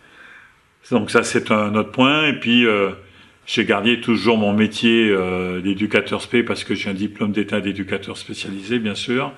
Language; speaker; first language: French; native; French